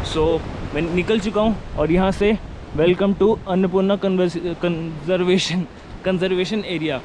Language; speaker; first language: Hindi; native; Hindi